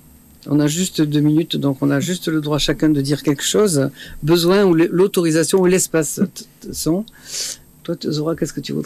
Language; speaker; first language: French; native; French